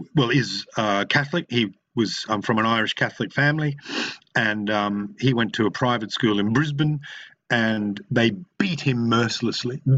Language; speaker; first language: English; native; English